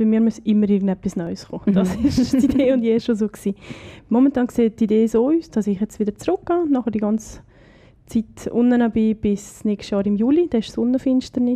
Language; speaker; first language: German; native; German